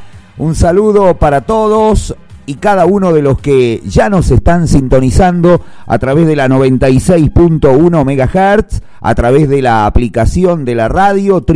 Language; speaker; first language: Spanish; native; Spanish